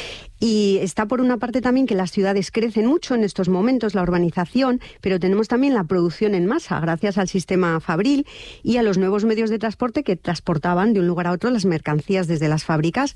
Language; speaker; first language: Spanish; native; Spanish